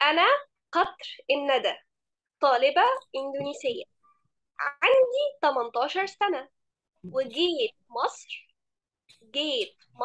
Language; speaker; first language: Arabic; non-native, fluent; Indonesian